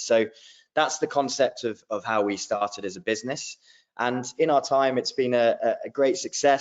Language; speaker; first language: English; native; English